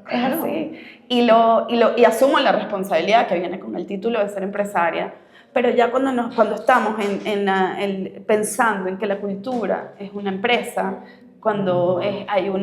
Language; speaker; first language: Spanish; native; Spanish